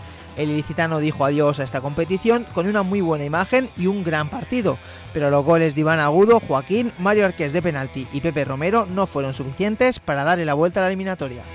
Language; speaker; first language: Spanish; native; Spanish